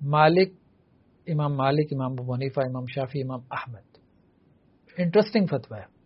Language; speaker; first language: Urdu; native; Urdu